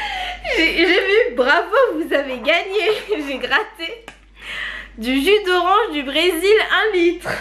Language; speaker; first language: French; native; French